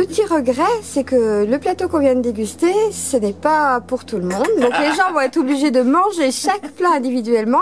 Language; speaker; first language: French; native; French